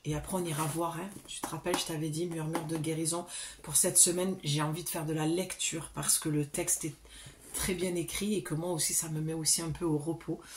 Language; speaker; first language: French; native; French